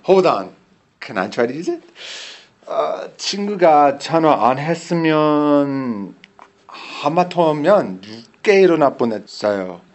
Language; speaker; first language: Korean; non-native, learner; English